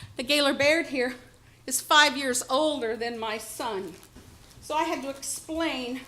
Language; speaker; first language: English; native; English